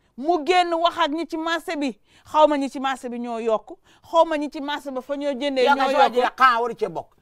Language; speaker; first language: Wolof; native; Wolof